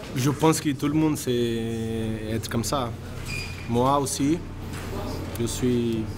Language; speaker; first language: French; non-native, learner; Portuguese